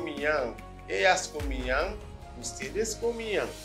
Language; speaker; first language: Spanish; non-native, fluent; Haitian Creole